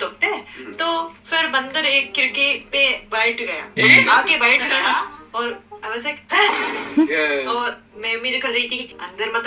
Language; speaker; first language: Hindi; non-native, fluent; Japanese